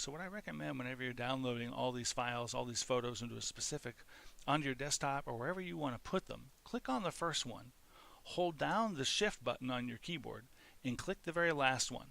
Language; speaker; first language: English; native; English